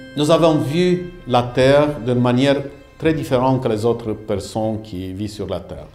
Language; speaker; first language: French; non-native, fluent; Romanian